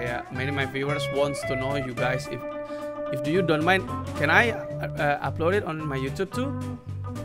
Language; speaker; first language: English; non-native, learner; Indonesian